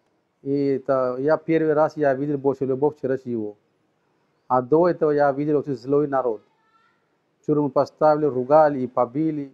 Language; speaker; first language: Russian; non-native, learner; Sinhala